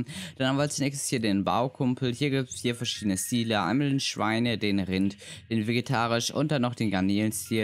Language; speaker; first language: German; native; German